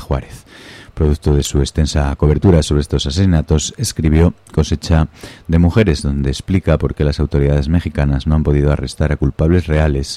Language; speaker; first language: Spanish; native; Spanish